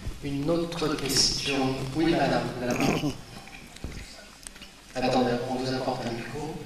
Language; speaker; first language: French; native; French